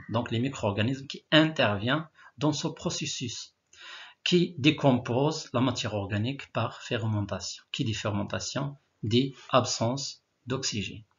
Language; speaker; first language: French; non-native, local second language; Arabic